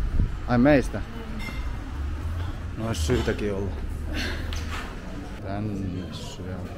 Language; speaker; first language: Finnish; native; Finnish